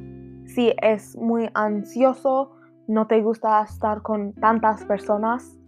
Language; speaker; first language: Spanish; non-native, learner; English